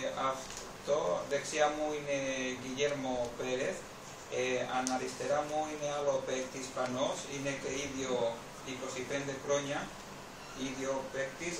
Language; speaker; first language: Greek; non-native, learner; Spanish